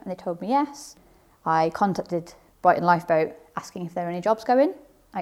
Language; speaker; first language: English; native; English